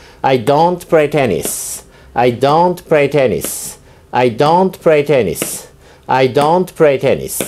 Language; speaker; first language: English; non-native, fluent; Japanese